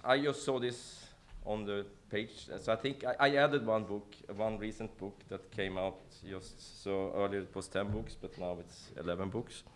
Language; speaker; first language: English; non-native, fluent; Norwegian